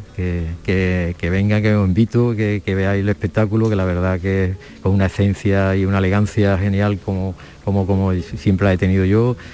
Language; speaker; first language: Spanish; native; Spanish